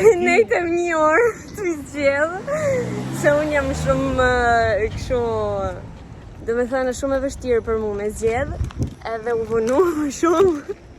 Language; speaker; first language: Albanian; early bilingual, heritage; Albanian